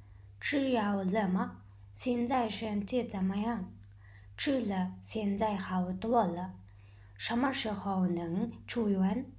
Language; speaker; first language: Chinese; non-native, fluent; Mongolian